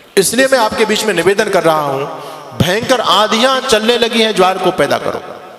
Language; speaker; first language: Hindi; native; Hindi